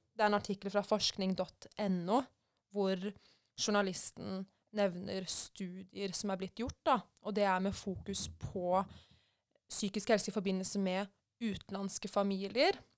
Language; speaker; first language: Norwegian; early bilingual, other home language; Persian